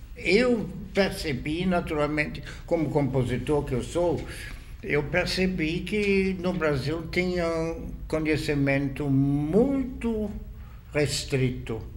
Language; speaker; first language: Portuguese; non-native, fluent; German